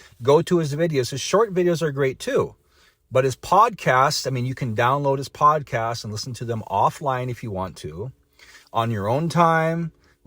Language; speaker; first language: English; native; English